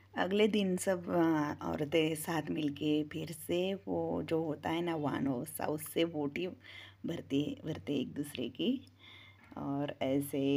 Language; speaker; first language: Hindi; non-native, local second language; Marathi